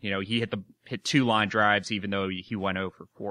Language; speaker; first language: English; native; English